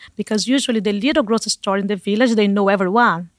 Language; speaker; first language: English; non-native, learner; Portuguese